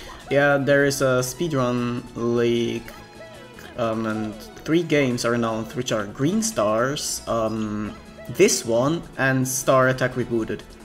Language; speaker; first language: English; non-native, fluent; German